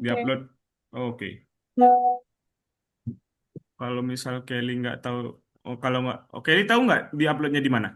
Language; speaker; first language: Indonesian; native; Indonesian